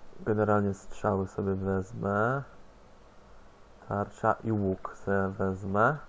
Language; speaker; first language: Polish; native; Polish